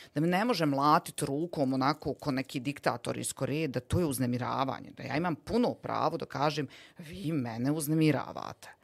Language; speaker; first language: Bosnian; native; Bosnian